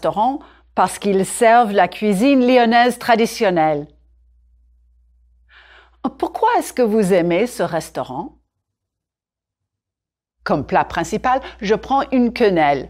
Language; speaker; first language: French; non-native, fluent; English